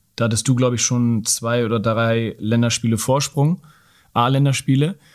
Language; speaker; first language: German; native; German